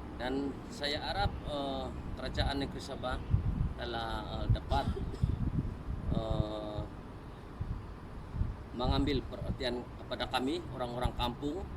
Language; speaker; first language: Indonesian; non-native, local second language; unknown